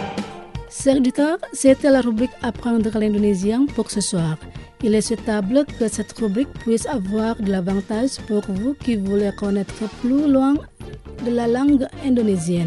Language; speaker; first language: French; non-native, fluent; Indonesian